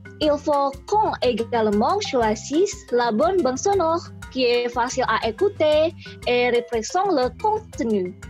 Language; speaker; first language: French; non-native, learner; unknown